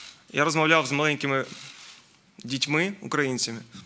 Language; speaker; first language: Ukrainian; native; Ukrainian